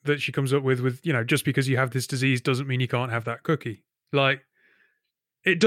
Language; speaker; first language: English; native; English